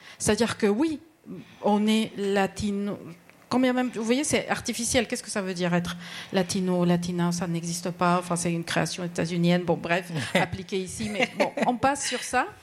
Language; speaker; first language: French; non-native, fluent; Spanish